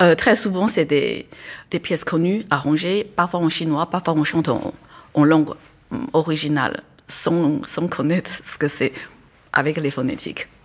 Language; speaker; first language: French; non-native, fluent; Chinese